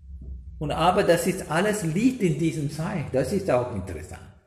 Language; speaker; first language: German; non-native, learner; Sinhala